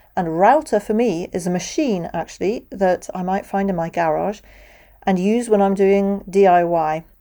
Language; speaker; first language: English; native; English